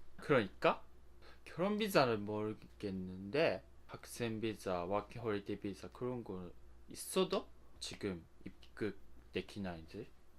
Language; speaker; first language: Korean; non-native, learner; Japanese